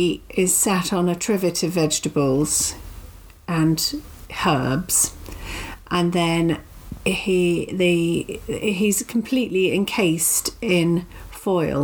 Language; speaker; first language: English; native; English